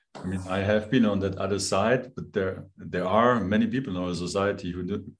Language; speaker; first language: English; non-native, fluent; German